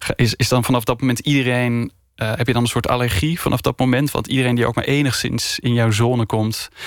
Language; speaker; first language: Dutch; native; Dutch